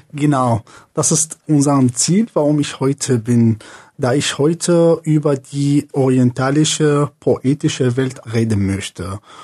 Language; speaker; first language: German; non-native, fluent; Arabic